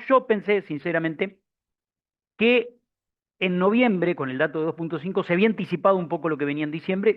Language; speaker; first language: Spanish; native; Spanish